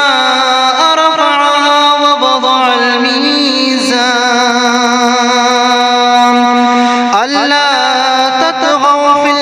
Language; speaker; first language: Arabic; native; Arabic